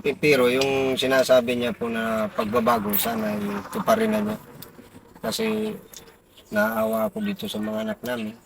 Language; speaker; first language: Filipino; non-native, local second language; Bikol